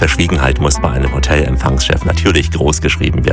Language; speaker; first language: German; native; German